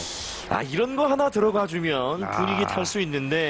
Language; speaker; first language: Korean; native; Korean